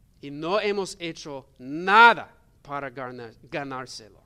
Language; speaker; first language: Spanish; non-native, learner; English